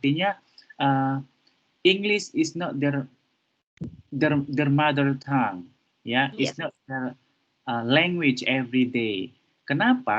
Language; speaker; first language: English; non-native, fluent; Indonesian